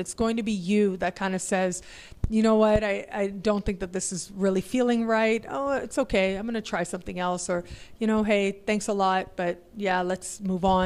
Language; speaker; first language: English; native; English